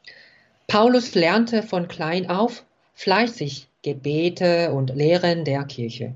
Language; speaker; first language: German; non-native, fluent; Korean